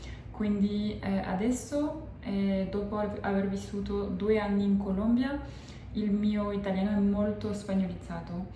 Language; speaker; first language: Italian; non-native, fluent; French